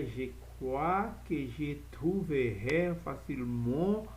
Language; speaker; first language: French; non-native, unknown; Portuguese